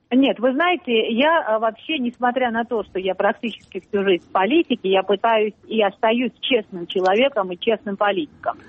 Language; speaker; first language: Russian; non-native, local second language; Georgian